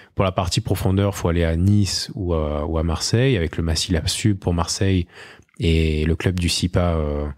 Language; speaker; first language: French; native; French